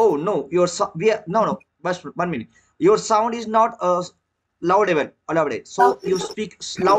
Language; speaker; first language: English; non-native, learner; Marathi